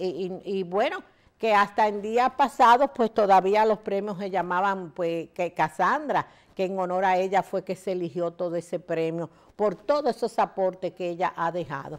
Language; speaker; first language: Spanish; native; Spanish